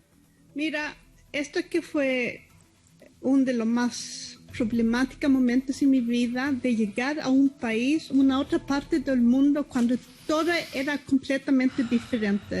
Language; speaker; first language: Spanish; early bilingual, heritage; Spanish